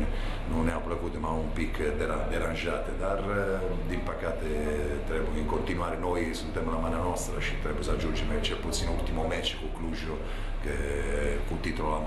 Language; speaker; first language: Romanian; non-native, fluent; Italian